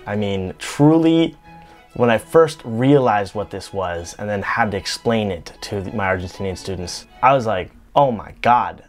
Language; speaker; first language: English; native; English